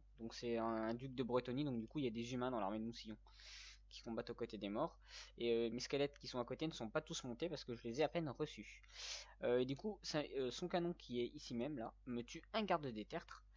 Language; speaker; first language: French; native; French